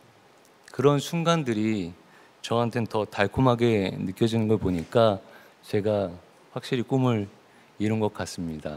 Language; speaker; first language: Korean; native; Korean